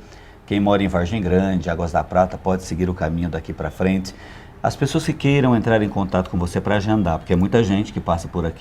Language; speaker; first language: Portuguese; native; Portuguese